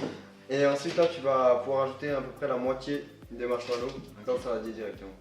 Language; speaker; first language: French; native; French